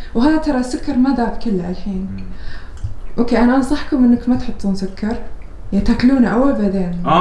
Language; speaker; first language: Arabic; native; Arabic